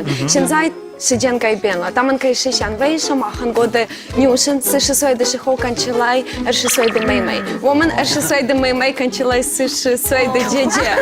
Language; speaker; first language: Chinese; non-native, fluent; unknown